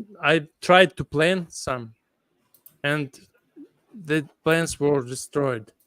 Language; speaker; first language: English; non-native, fluent; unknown